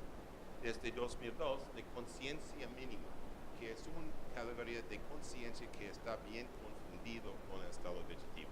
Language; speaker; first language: Spanish; non-native, learner; English